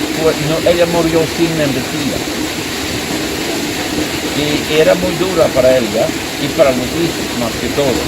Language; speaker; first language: Spanish; non-native, fluent; Swedish